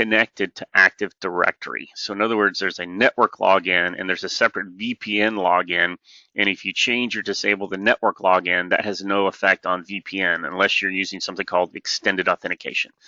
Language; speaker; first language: English; native; English